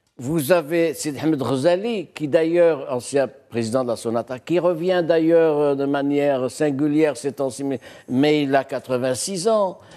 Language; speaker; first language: French; non-native, local second language; Arabic